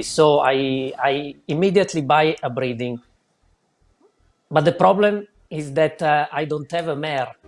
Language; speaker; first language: English; non-native, learner; Italian